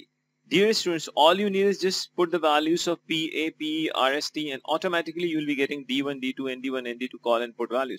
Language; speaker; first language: English; non-native, local second language; Urdu